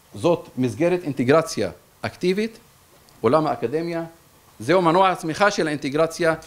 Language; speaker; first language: Hebrew; native; Hebrew